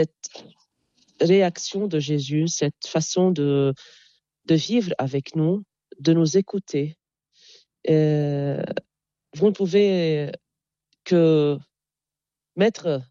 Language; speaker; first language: French; non-native, local second language; Arabic